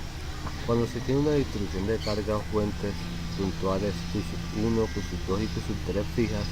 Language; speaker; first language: Spanish; native; Spanish